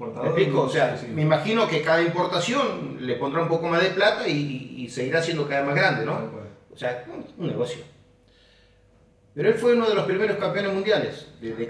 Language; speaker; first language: Spanish; native; Spanish